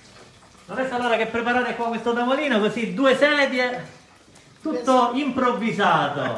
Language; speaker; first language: Italian; native; Italian